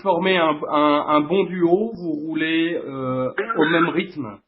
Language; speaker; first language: French; native; French